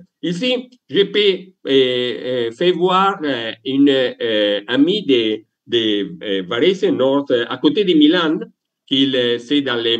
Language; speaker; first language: French; non-native, learner; Italian